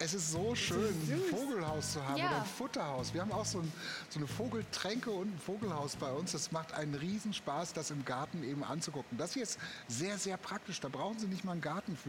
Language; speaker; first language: German; native; German